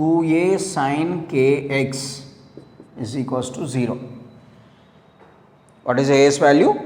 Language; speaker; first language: English; non-native, local second language; Telugu